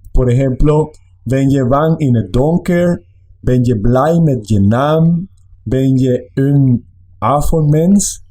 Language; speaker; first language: Dutch; non-native, learner; Spanish